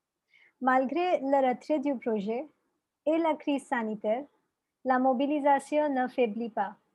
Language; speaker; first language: French; non-native, fluent; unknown